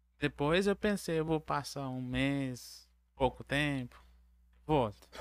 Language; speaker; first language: Portuguese; non-native, learner; Arabic